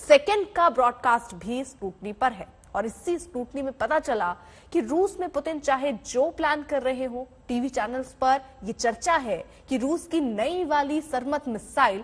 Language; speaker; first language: Hindi; native; Hindi